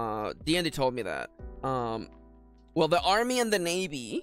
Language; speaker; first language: English; native; English